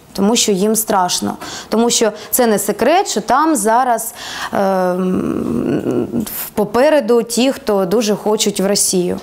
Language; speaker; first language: Ukrainian; non-native, local second language; Russian